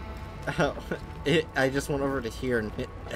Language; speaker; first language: English; native; English